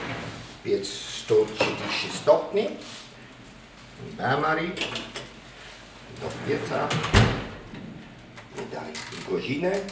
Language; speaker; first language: Polish; non-native, learner; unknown